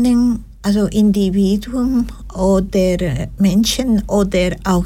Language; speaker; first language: German; non-native, learner; Spanish